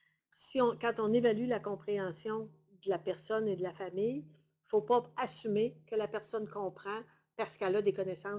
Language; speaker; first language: French; native; French